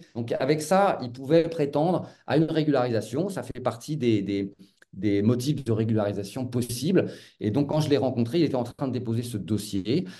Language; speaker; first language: French; native; French